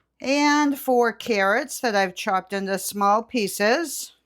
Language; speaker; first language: English; native; English